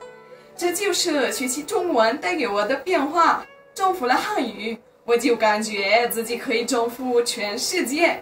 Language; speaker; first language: Chinese; non-native, fluent; Romanian